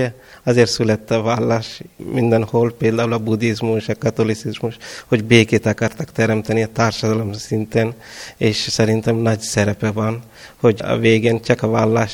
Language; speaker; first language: Hungarian; non-native, fluent; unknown